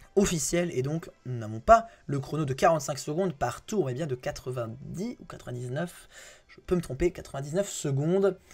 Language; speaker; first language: French; native; French